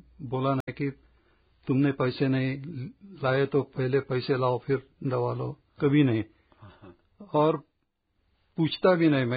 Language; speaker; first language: Hindi; non-native, local second language; Marathi